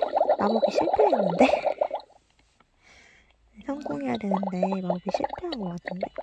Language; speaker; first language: Korean; native; Korean